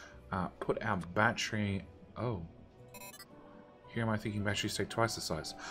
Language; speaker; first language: English; native; English